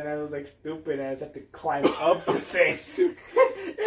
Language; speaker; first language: English; early bilingual, other home language; Spanish